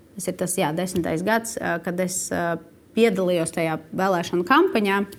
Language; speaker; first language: Latvian; non-native, local second language; Russian